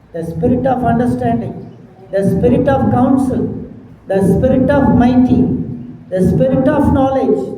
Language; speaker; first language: English; non-native, local second language; Tamil